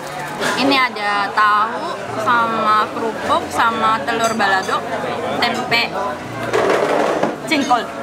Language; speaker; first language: Indonesian; non-native, fluent; Korean